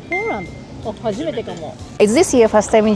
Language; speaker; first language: English; non-native, learner; Japanese